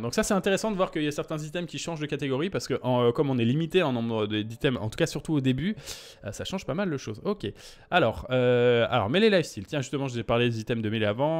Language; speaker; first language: French; native; French